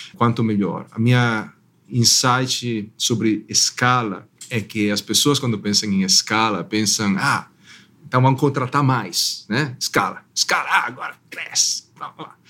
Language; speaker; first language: Portuguese; non-native, fluent; Italian